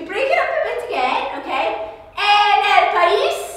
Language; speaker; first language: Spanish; non-native, learner; English